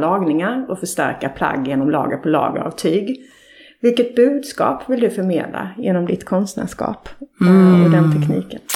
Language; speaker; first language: Swedish; native; Swedish